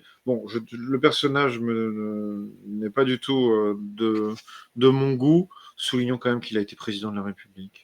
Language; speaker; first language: French; native; French